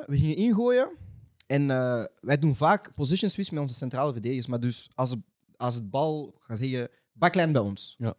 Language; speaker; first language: Dutch; native; Dutch